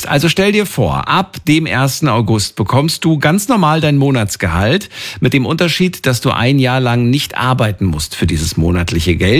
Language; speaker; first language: German; native; German